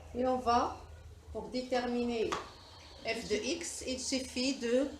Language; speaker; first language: French; non-native, local second language; Arabic